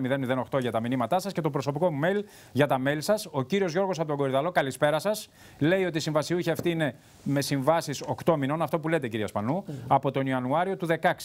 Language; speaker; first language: Greek; native; Greek